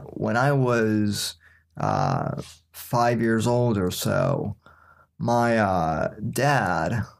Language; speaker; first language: English; native; English